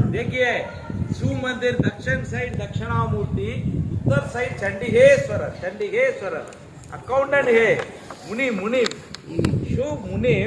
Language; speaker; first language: Hindi; non-native, local second language; Tamil